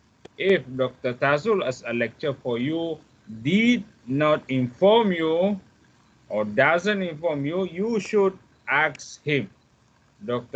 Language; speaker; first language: English; non-native, fluent; Malay